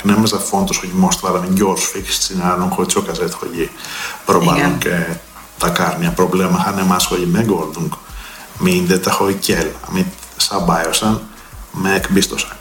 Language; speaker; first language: Hungarian; non-native, learner; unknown